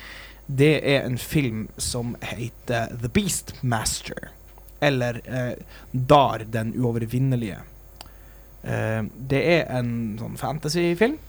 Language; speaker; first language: Norwegian; native; Norwegian